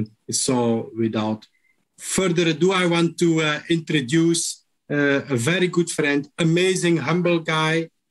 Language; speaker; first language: English; non-native, local second language; Dutch